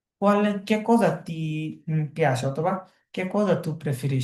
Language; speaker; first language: Italian; non-native, fluent; Bangla